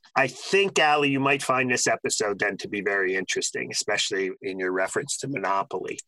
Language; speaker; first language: English; native; English